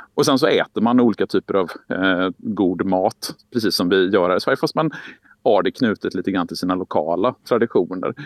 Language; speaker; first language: Swedish; native; Swedish